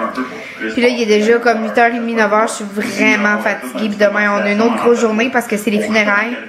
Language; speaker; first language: French; native; French